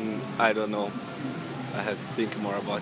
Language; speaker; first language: English; non-native, learner; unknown